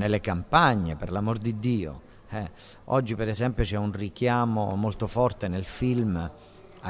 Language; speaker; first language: Italian; native; Italian